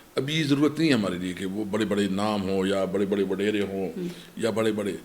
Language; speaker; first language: Urdu; non-native, local second language; Pashto